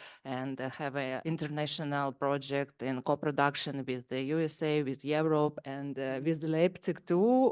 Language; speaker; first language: English; non-native, learner; Ukrainian